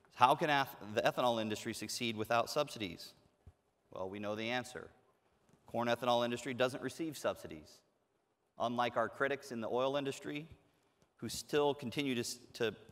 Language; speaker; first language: English; native; English